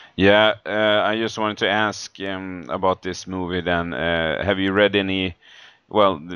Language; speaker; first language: English; non-native, fluent; Swedish